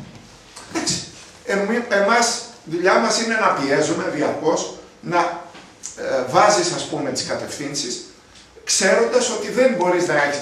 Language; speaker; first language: Greek; native; Greek